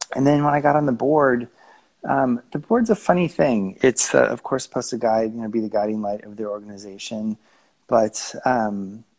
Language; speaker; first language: English; native; English